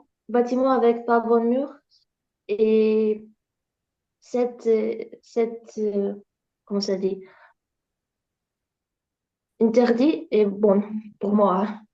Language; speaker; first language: French; non-native, learner; Russian